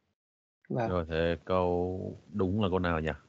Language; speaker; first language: Vietnamese; native; Vietnamese